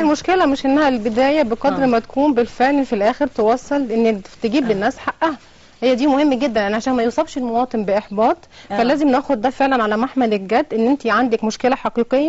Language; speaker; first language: Arabic; native; Arabic